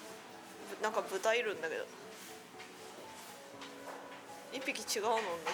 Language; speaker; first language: Japanese; native; Japanese